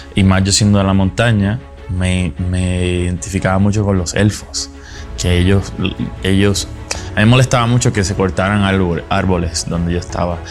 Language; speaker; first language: Spanish; native; Spanish